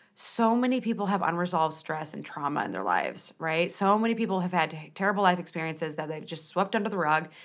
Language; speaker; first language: English; native; English